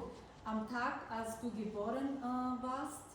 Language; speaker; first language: German; non-native, fluent; Bulgarian